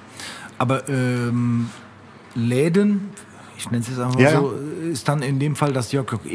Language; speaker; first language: German; native; German